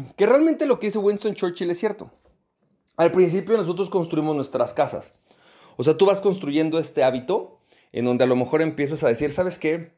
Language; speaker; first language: Spanish; native; Spanish